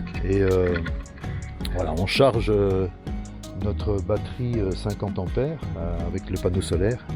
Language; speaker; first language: French; native; French